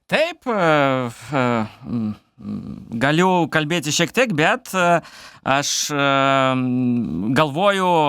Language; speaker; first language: Lithuanian; non-native, learner; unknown